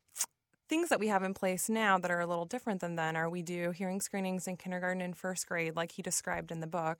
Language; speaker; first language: English; native; English